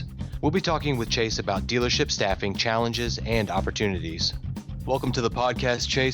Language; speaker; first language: English; native; English